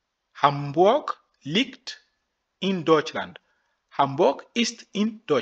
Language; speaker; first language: German; non-native, fluent; French